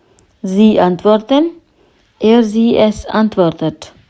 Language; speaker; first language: German; non-native, fluent; Hindi